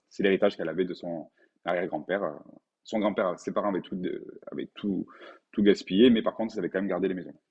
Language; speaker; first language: French; native; French